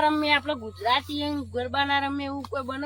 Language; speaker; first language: Hindi; non-native, local second language; Gujarati